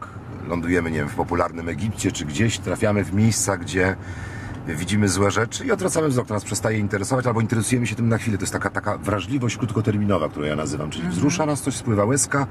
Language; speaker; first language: Polish; native; Polish